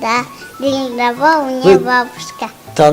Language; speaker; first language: Russian; non-native, local second language; Tajik